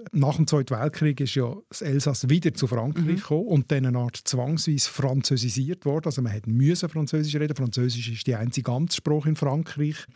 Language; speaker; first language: German; native; German